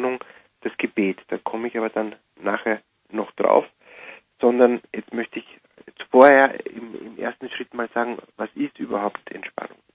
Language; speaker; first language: German; native; German